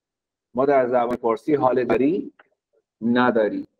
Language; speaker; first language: Persian; non-native, fluent; Urdu